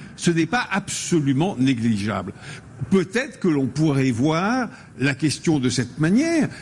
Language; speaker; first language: French; native; French